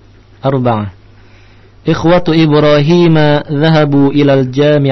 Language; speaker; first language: Arabic; non-native, learner; Indonesian